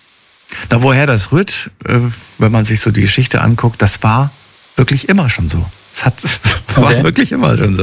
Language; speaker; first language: German; native; German